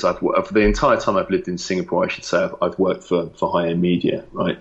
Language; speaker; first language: English; native; English